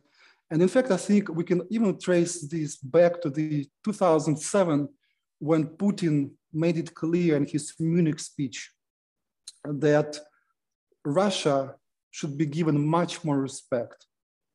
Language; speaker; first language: English; non-native, fluent; Russian